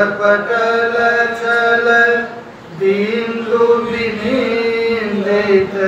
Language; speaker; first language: Hindi; non-native, local second language; Bangla